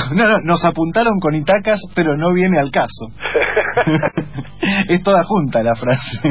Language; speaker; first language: Spanish; native; Spanish